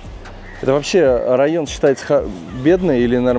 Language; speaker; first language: Russian; native; Russian